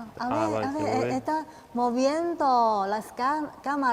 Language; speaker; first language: Spanish; non-native, learner; Chinese